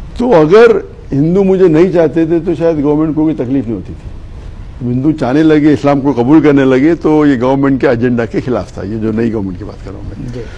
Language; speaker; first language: Urdu; non-native, local second language; Konkani